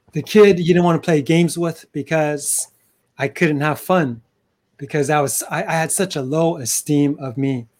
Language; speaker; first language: English; early bilingual, other home language; Chinese